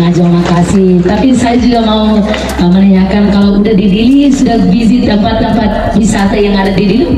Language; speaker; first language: Indonesian; non-native, local second language; Tetum